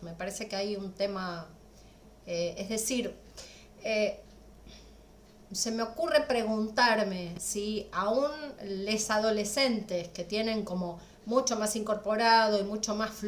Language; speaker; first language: Spanish; native; Spanish